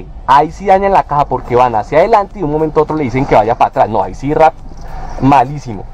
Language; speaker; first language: Spanish; native; Spanish